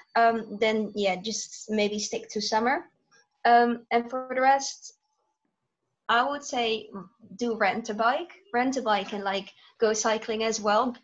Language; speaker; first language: English; non-native, fluent; Dutch